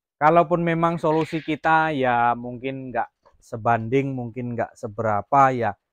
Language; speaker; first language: Indonesian; native; Indonesian